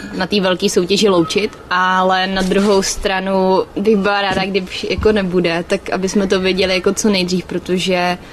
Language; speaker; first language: Czech; native; Czech